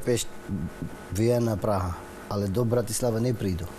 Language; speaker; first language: Slovak; non-native, learner; Arabic